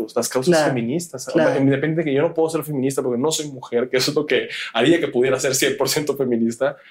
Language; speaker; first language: Spanish; native; Spanish